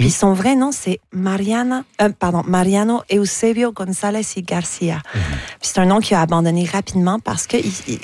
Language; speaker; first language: French; native; French